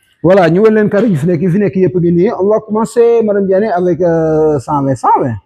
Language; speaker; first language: French; non-native, local second language; Wolof